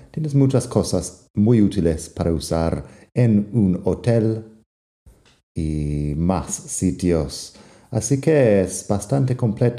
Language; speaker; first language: Spanish; non-native, fluent; English